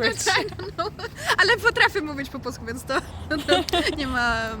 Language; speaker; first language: Polish; early bilingual, heritage; Polish